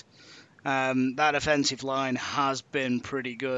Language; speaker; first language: English; native; English